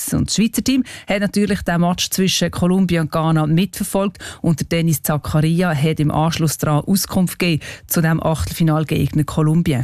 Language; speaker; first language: German; native; German